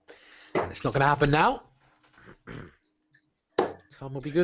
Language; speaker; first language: English; native; English